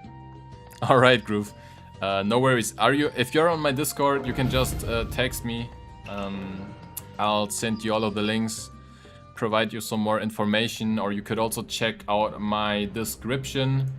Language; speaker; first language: English; non-native, fluent; German